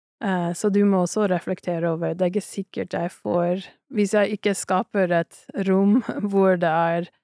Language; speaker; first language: Norwegian; non-native, fluent; English